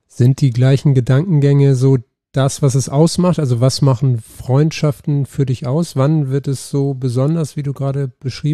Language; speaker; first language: German; native; German